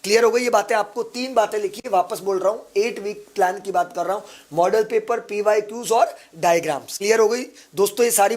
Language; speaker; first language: Hindi; native; Hindi